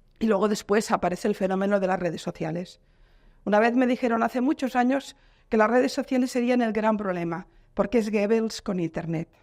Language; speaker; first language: Spanish; non-native, local second language; Catalan